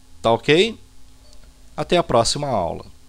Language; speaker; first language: Portuguese; native; Portuguese